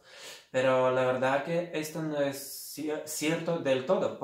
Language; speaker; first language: Spanish; non-native, fluent; Lithuanian